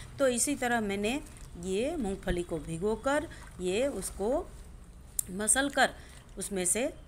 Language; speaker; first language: Hindi; non-native, local second language; Gujarati